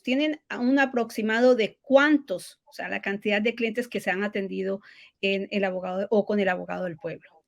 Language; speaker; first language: Spanish; native; Spanish